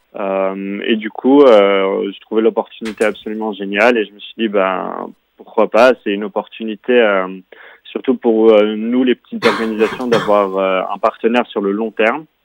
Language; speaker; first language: French; native; French